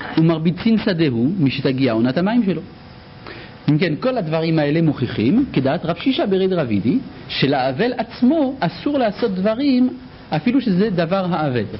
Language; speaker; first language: Hebrew; native; Hebrew